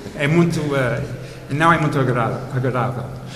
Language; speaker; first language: Portuguese; non-native, fluent; English